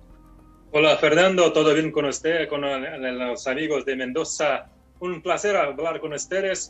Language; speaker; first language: Spanish; non-native, fluent; Portuguese